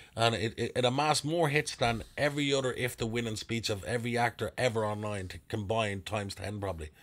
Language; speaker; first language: English; native; English